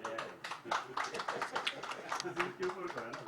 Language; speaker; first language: Urdu; native; Urdu